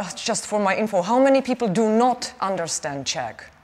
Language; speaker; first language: English; non-native, fluent; Czech